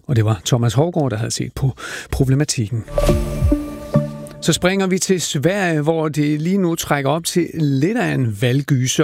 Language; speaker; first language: Danish; native; Danish